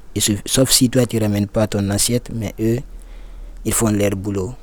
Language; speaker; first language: French; non-native, local second language; Fula